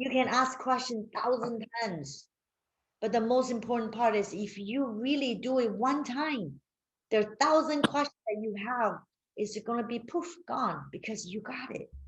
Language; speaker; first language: English; non-native, fluent; Chinese